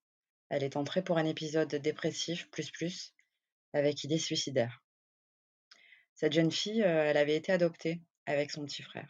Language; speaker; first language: French; native; French